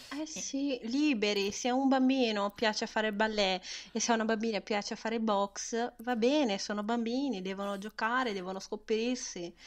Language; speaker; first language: Italian; non-native, fluent; Portuguese